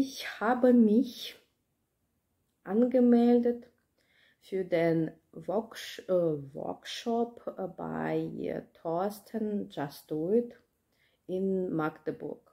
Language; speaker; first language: German; non-native, learner; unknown